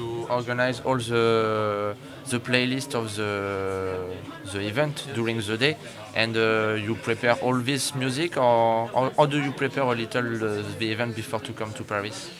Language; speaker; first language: English; non-native, learner; French